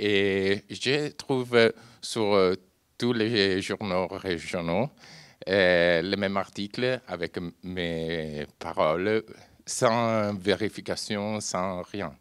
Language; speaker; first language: French; non-native, fluent; Italian